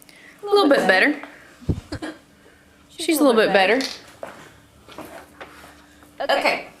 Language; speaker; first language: English; native; English